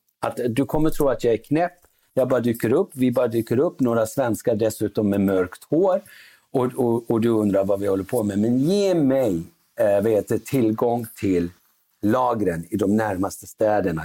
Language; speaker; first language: Swedish; early bilingual, other home language; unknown